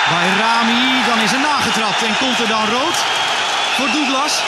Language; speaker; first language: Dutch; native; Dutch